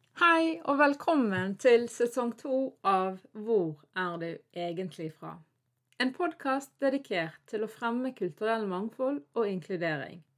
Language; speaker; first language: Norwegian; early bilingual, other home language; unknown